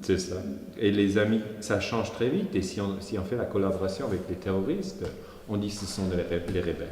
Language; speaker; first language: French; non-native, fluent; German